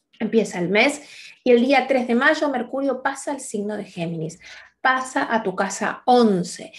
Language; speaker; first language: Spanish; native; Spanish